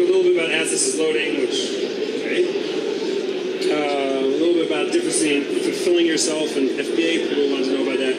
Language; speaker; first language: English; native; English